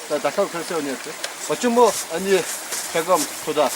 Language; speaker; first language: Russian; non-native, learner; Mongolian